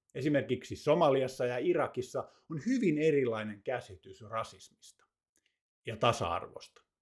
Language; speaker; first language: Finnish; native; Finnish